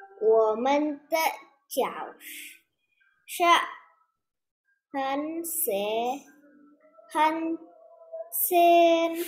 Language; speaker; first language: Chinese; non-native, learner; Indonesian